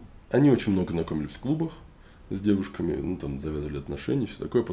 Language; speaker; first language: Russian; native; Russian